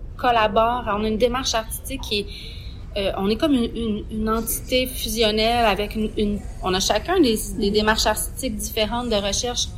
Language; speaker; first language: French; native; French